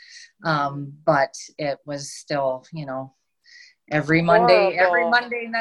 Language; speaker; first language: English; native; English